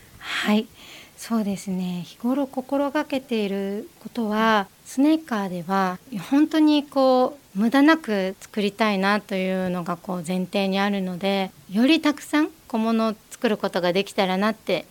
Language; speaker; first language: Japanese; native; Japanese